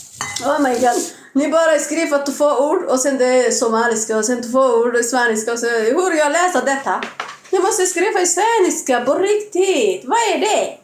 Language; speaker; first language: Swedish; non-native, learner; Somali